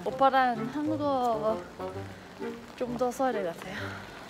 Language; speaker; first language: Korean; non-native, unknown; English